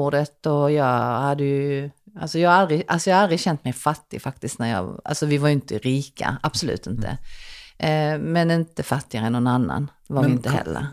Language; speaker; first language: Swedish; early bilingual, other home language; Korean